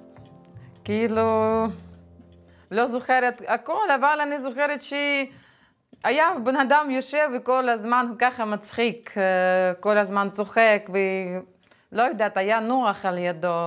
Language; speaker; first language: Hebrew; non-native, fluent; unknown